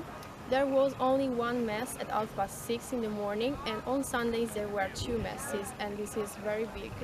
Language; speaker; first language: English; non-native, learner; Italian